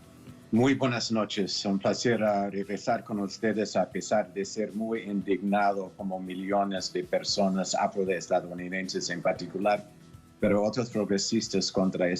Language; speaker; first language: Spanish; non-native, fluent; English